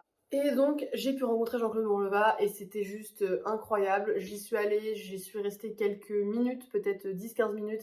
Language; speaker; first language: French; native; French